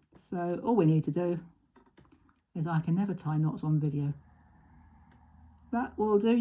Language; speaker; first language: English; native; English